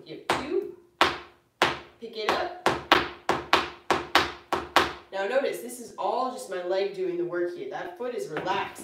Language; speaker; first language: English; native; English